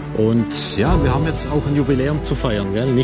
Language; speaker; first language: German; native; German